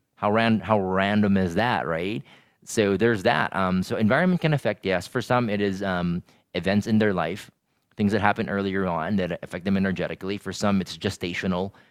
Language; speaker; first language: English; non-native, local second language; Filipino